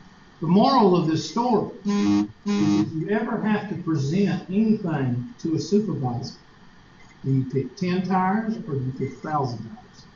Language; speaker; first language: English; native; English